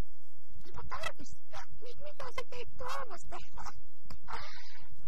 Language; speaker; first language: Finnish; early bilingual, heritage; Finnish